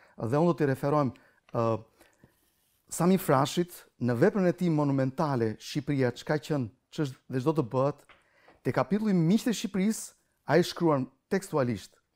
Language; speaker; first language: Albanian; non-native, local second language; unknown